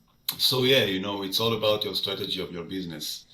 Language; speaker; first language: English; non-native, fluent; Hebrew